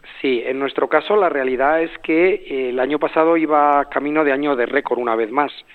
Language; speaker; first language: Spanish; native; Spanish